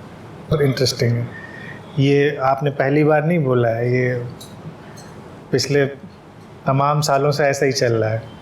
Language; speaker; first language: Hindi; native; Hindi